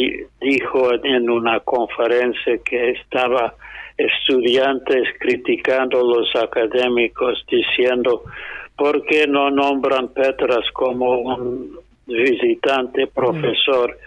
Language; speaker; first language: Spanish; non-native, fluent; English